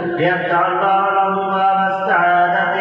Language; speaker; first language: Arabic; non-native, fluent; Bangla